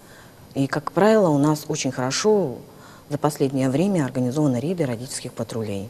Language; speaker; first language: Russian; native; Russian